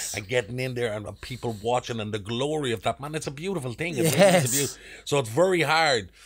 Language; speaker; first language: English; native; English